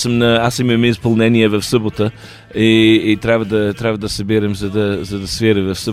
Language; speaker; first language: Bulgarian; non-native, learner; English